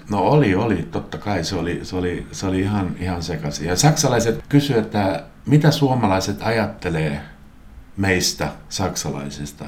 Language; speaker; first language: Finnish; non-native, local second language; Swedish